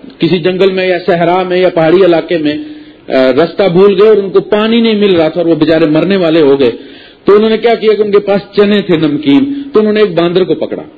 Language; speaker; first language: Urdu; non-native, local second language; Punjabi